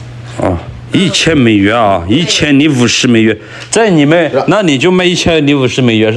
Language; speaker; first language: Chinese; native; Chinese